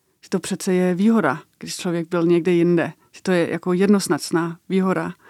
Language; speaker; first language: Czech; non-native, fluent; Danish